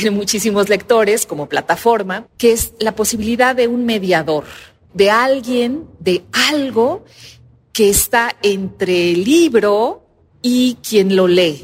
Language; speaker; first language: Spanish; native; Spanish